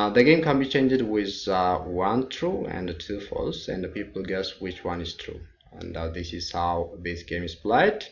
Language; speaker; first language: English; non-native, local second language; Amharic